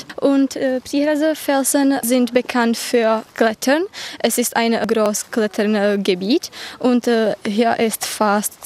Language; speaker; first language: German; non-native, learner; Czech